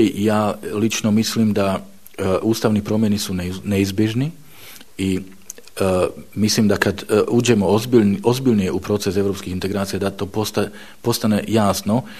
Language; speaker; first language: Bosnian; non-native, fluent; Slovak